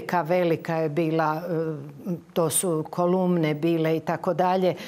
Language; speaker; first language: Croatian; native; Croatian